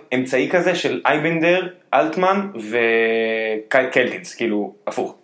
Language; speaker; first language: Hebrew; native; Hebrew